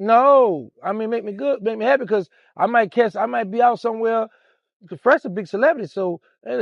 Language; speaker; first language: English; native; English